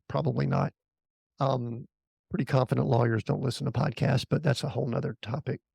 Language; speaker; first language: English; native; English